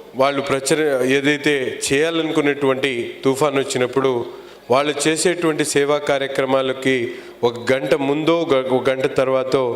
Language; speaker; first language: Telugu; non-native, local second language; Urdu